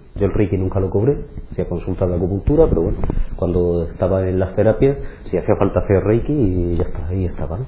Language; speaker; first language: Spanish; native; Spanish